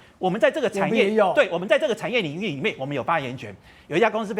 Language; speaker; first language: Chinese; native; Chinese